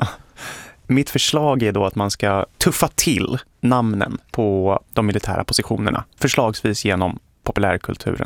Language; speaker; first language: Swedish; native; Swedish